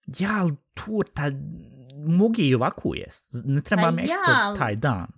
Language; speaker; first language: Bosnian; native; Bosnian